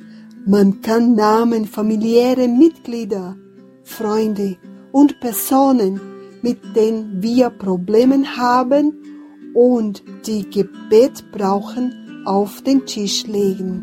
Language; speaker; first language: German; non-native, fluent; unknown